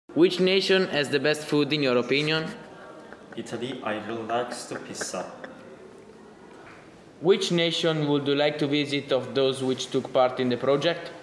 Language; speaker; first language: English; non-native, learner; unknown